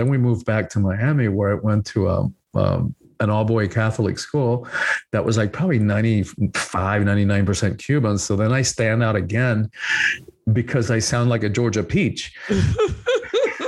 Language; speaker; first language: English; early bilingual, other home language; Spanish